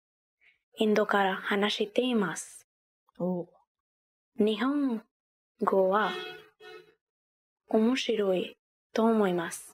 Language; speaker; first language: Japanese; non-native, learner; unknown